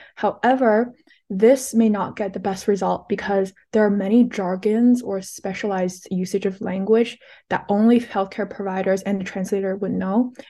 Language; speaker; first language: English; early bilingual, other home language; Chinese